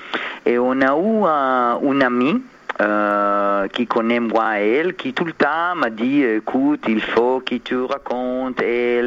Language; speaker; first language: French; non-native, learner; Hebrew